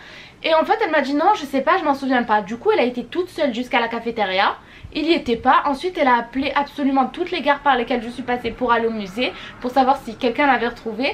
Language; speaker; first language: French; native; French